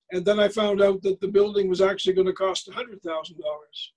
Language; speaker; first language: English; native; English